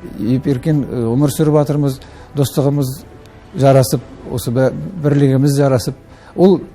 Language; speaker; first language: Kazakh; non-native, local second language; Azerbaijani